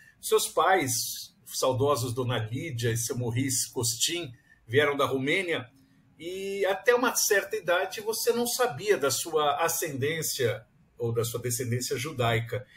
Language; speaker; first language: Portuguese; native; Portuguese